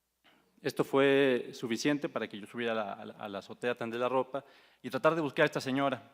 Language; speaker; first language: Spanish; native; Spanish